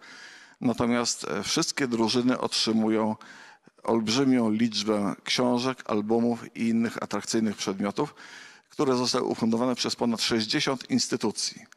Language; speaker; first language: Polish; native; Polish